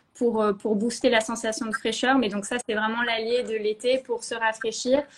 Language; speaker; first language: French; native; French